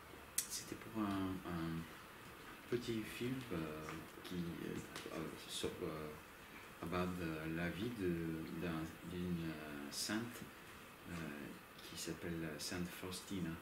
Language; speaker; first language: French; non-native, learner; English